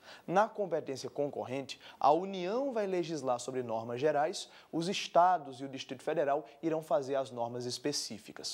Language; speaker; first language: Portuguese; native; Portuguese